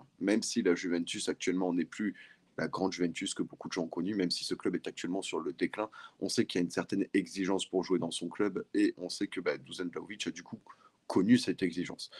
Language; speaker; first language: French; native; French